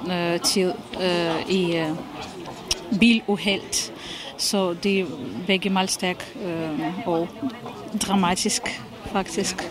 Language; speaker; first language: Danish; non-native, fluent; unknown